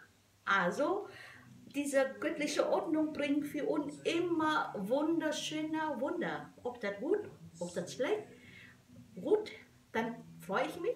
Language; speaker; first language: German; non-native, learner; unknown